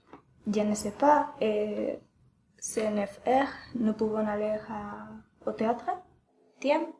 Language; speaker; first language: French; non-native, learner; Spanish